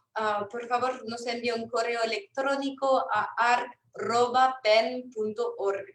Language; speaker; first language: Spanish; non-native, fluent; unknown